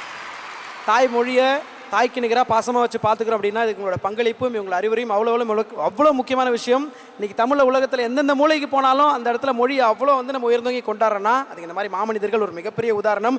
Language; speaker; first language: Tamil; native; Tamil